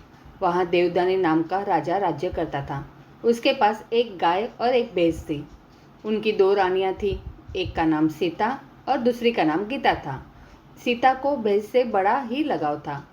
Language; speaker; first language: Hindi; native; Hindi